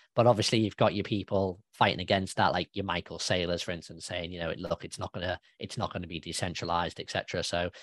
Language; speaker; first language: English; native; English